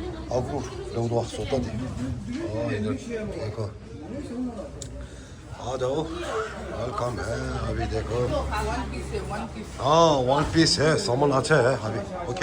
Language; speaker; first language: Hindi; non-native, local second language; Tibetan